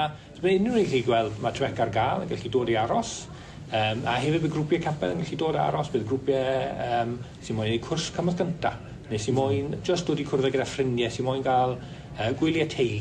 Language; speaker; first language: Welsh; native; Welsh